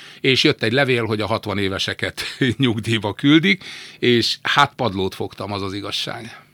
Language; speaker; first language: Hungarian; native; Hungarian